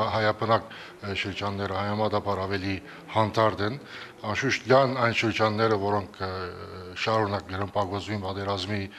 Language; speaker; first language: Armenian; early bilingual, heritage; Armenian